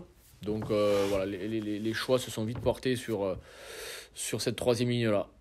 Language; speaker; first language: French; native; French